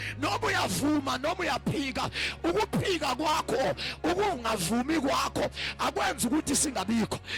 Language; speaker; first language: Zulu; non-native, local second language; Xhosa